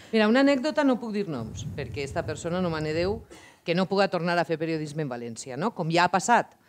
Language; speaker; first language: Catalan; native; Catalan